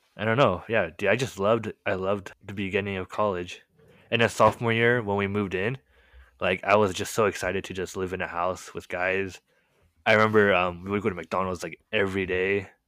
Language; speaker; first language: English; early bilingual, other home language; Korean